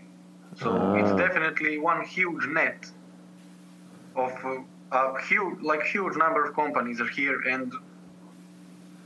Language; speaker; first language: English; non-native, fluent; Serbian